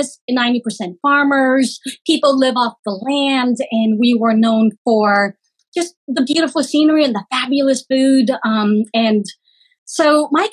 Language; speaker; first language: English; early bilingual, other home language; Khmer